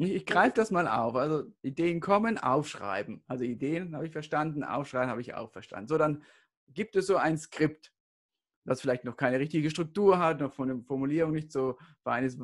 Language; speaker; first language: German; native; German